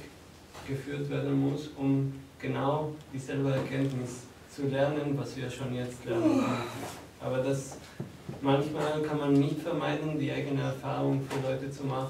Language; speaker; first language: German; non-native, fluent; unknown